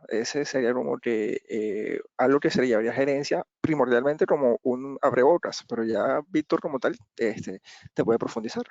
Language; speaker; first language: Spanish; native; Spanish